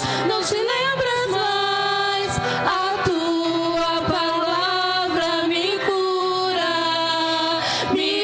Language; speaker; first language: Portuguese; native; Portuguese